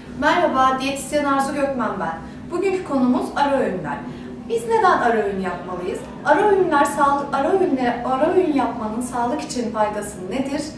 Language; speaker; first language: Turkish; native; Turkish